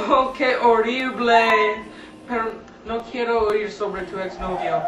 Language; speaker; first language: Spanish; non-native, learner; English